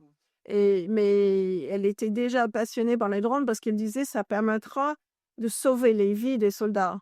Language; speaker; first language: French; non-native, fluent; English